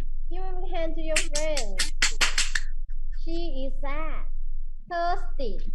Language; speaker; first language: English; non-native, learner; Thai